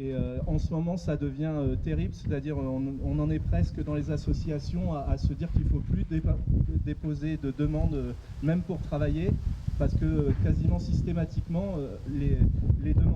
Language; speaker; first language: French; native; French